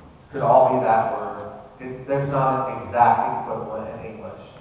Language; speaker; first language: English; native; English